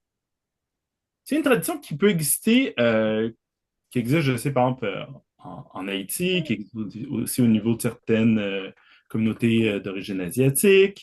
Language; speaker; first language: French; native; French